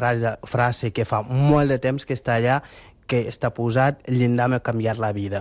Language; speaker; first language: Catalan; non-native, fluent; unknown